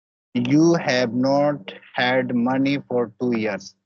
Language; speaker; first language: English; non-native, learner; Hindi